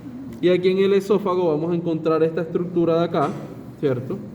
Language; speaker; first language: Spanish; native; Spanish